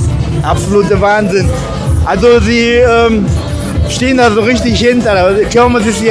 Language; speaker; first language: German; native; German